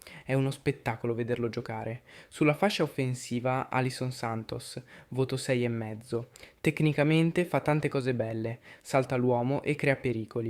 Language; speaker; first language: Italian; native; Italian